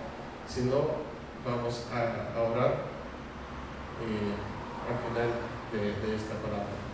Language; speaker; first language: Spanish; non-native, fluent; Russian